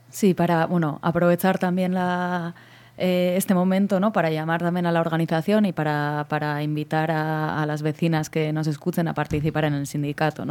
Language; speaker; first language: Spanish; native; Spanish